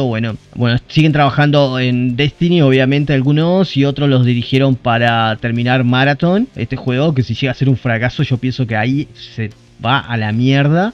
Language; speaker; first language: Spanish; native; Spanish